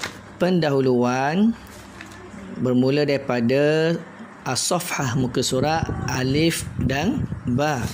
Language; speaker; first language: Malay; native; Malay